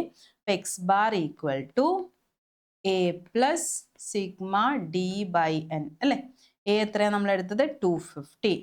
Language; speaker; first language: Malayalam; native; Malayalam